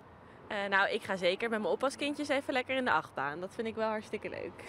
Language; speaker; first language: Dutch; native; Dutch